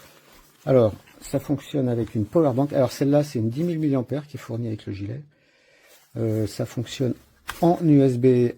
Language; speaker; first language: French; native; French